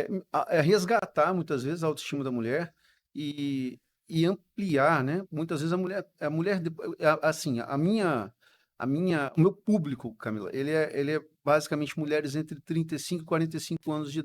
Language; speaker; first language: Portuguese; native; Portuguese